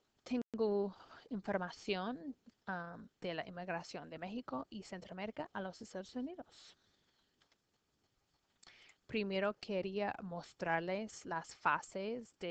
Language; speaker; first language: Spanish; non-native, learner; English